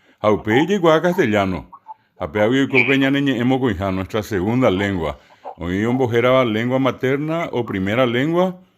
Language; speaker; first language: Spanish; non-native, local second language; Guarani